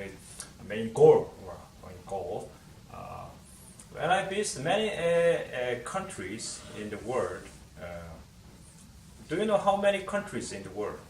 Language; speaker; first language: English; non-native, learner; Korean